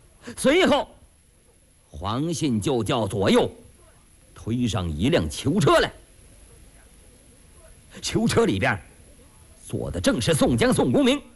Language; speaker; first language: Chinese; native; Chinese